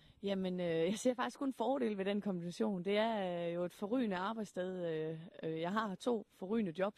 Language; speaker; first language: Danish; native; Danish